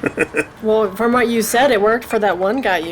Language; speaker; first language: English; native; English